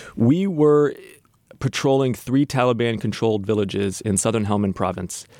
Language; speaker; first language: English; native; English